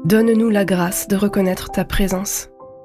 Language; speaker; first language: French; native; French